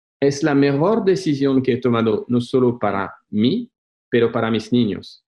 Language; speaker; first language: Spanish; non-native, fluent; French